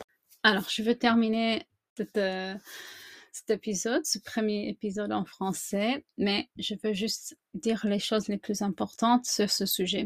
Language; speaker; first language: French; non-native, fluent; English